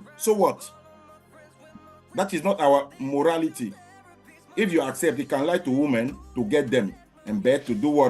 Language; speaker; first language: English; non-native, learner; French